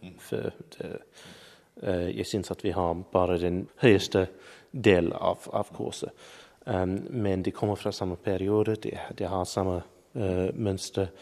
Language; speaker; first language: Norwegian; non-native, learner; English